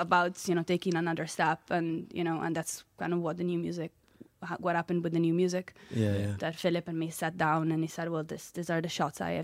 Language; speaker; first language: English; non-native, fluent; Italian